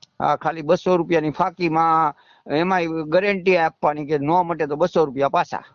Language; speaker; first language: Gujarati; native; Gujarati